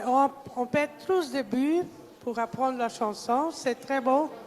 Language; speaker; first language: French; non-native, fluent; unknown